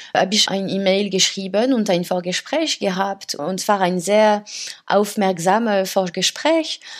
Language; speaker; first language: German; non-native, fluent; French